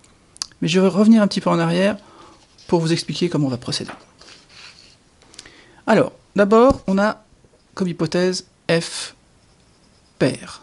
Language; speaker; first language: French; native; French